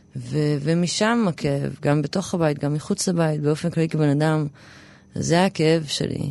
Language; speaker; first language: Hebrew; early bilingual, other home language; English